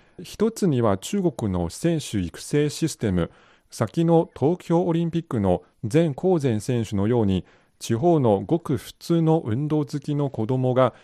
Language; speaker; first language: Japanese; non-native, fluent; Chinese